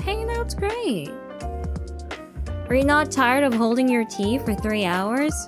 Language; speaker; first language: English; native; English